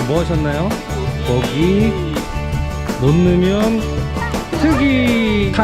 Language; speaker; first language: Korean; native; Korean